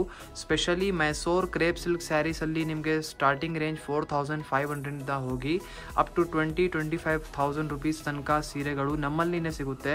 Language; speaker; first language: Kannada; native; Kannada